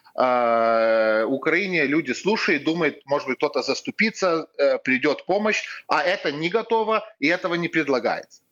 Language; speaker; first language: Russian; non-native, fluent; Lithuanian